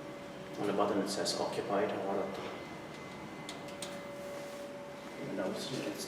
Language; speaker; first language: English; non-native, learner; Finnish